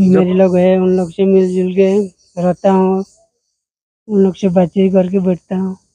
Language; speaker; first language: Hindi; non-native, local second language; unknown